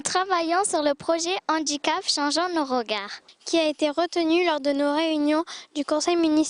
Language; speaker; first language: French; native; French